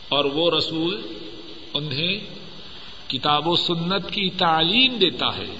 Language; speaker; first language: Urdu; non-native, local second language; Punjabi